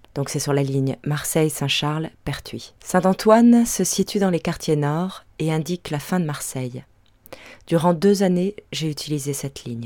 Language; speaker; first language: French; native; French